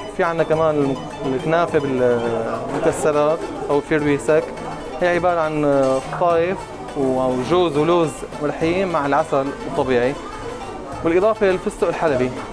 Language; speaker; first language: Arabic; native; Arabic